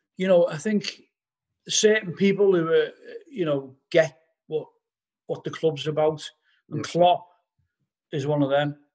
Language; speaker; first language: English; native; English